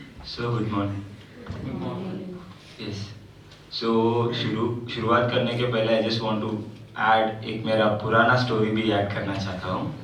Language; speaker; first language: Hindi; non-native, local second language; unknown